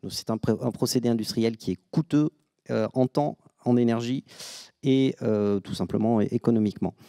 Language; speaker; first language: French; native; French